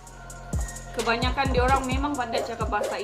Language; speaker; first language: Indonesian; non-native, local second language; Malay